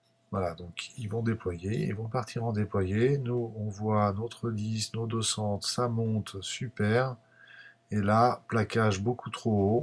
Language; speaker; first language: French; native; French